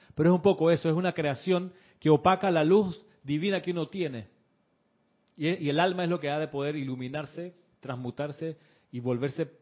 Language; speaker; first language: Spanish; native; Spanish